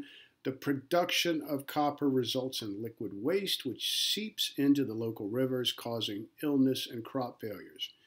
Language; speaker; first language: English; native; English